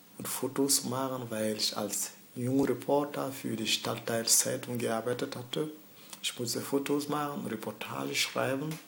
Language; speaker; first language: German; early bilingual, other home language; Mossi